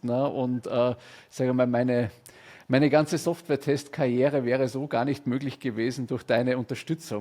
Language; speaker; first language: German; native; German